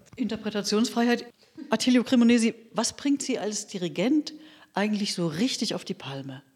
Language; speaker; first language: German; native; German